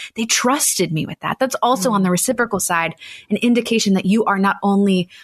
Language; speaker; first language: English; native; English